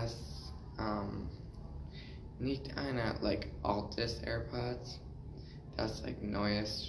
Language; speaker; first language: German; non-native, learner; English